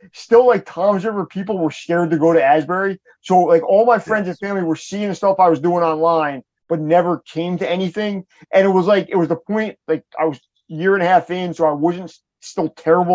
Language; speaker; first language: English; native; English